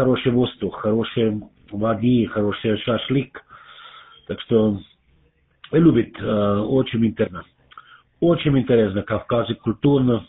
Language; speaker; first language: Russian; non-native, learner; German